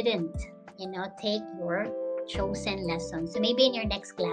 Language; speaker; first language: English; non-native, local second language; Filipino